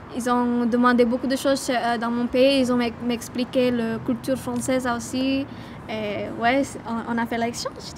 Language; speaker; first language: French; non-native, learner; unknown